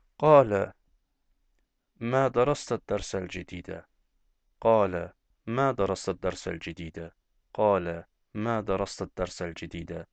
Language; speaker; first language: Arabic; non-native, fluent; Turkish